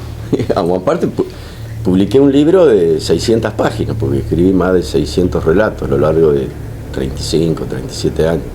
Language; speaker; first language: Spanish; native; Spanish